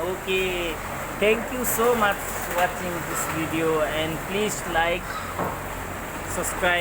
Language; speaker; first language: English; non-native, learner; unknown